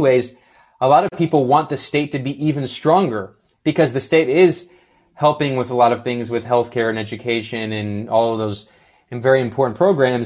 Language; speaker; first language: English; native; English